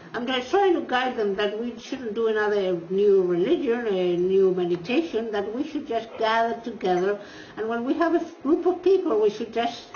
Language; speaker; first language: English; non-native, fluent; Spanish